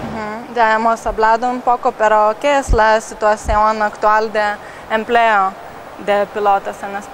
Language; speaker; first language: Spanish; non-native, learner; Lithuanian